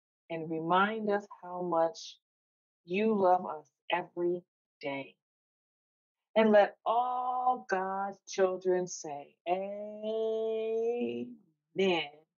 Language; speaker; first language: English; native; English